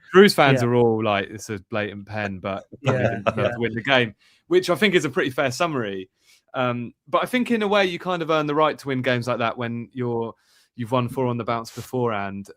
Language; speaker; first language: English; native; English